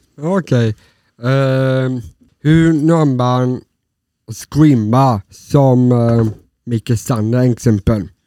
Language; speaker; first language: Swedish; non-native, learner; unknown